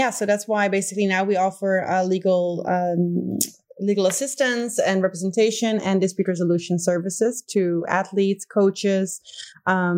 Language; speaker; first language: English; non-native, fluent; Dutch